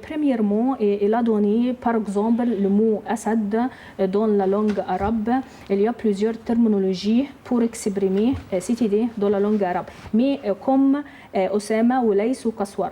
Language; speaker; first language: French; non-native, learner; Arabic